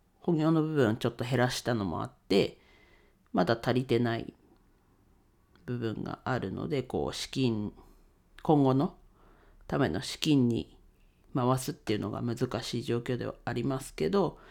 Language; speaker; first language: Japanese; native; Japanese